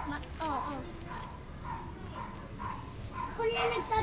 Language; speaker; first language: Filipino; non-native, local second language; Cebuano